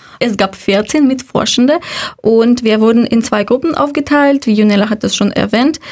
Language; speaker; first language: German; non-native, fluent; Russian